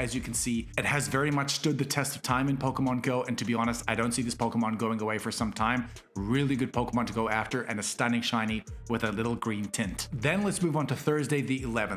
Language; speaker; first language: English; native; English